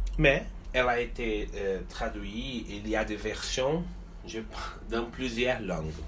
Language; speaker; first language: French; non-native, fluent; Portuguese